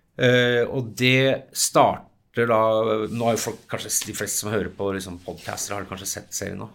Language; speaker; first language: Norwegian; early bilingual, other home language; English